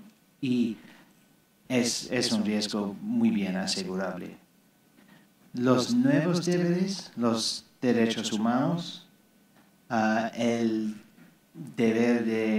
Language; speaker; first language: Spanish; non-native, fluent; English